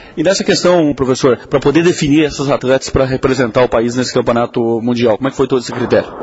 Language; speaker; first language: Portuguese; native; Portuguese